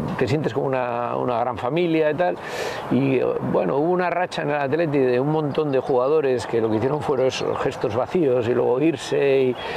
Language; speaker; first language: Spanish; native; Spanish